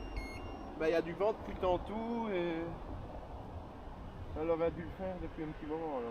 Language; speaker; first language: French; native; French